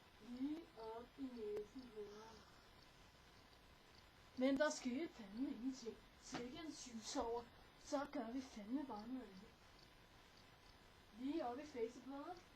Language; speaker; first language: Danish; native; Danish